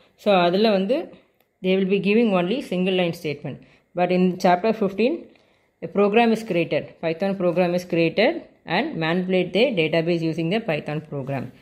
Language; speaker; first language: English; non-native, local second language; Tamil